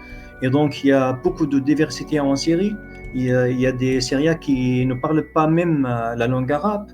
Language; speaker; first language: French; non-native, fluent; Arabic